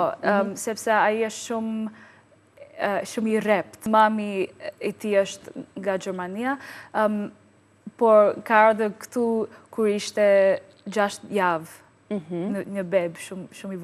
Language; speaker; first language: Albanian; non-native, learner; English